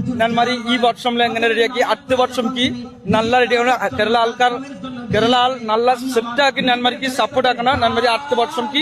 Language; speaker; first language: Malayalam; non-native, learner; Bangla